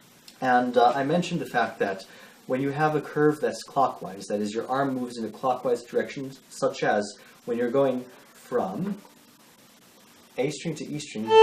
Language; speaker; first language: English; native; English